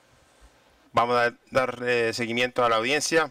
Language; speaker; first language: Spanish; non-native, fluent; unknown